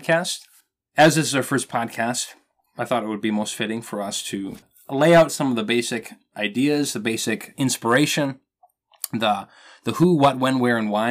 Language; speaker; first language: English; native; English